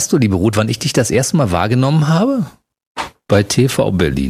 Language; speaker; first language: German; native; German